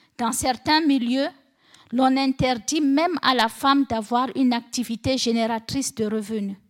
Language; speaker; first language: French; non-native, local second language; Fula